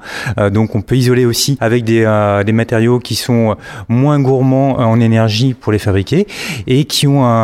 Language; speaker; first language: French; native; French